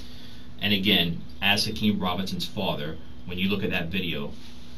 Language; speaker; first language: English; native; English